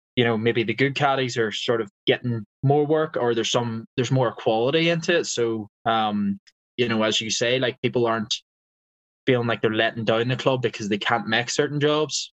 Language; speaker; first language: English; native; English